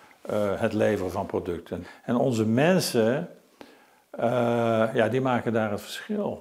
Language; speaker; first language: Dutch; native; Dutch